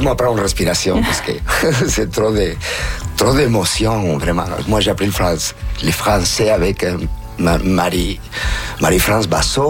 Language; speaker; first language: French; non-native, fluent; Spanish